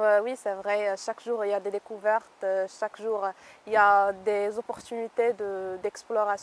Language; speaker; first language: French; non-native, local second language; Arabic